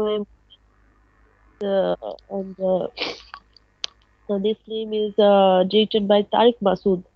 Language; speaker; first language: English; non-native, learner; Bangla